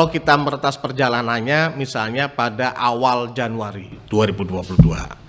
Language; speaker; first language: Indonesian; native; Indonesian